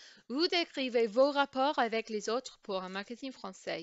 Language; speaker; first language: French; non-native, fluent; English